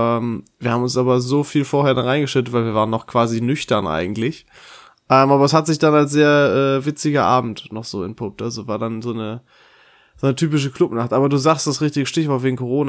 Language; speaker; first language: German; native; German